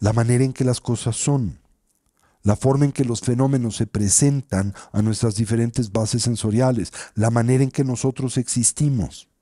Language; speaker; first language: Spanish; native; Spanish